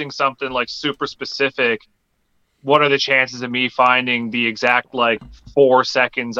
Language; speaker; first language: English; native; English